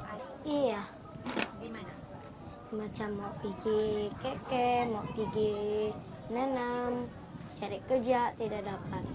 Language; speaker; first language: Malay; early bilingual, other home language; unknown